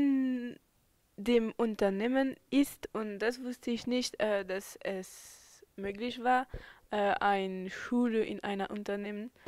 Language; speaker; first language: German; non-native, fluent; French